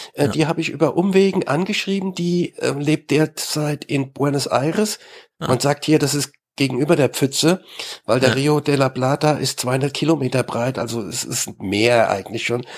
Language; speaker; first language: German; native; German